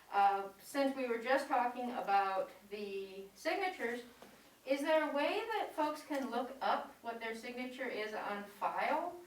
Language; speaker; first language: English; native; English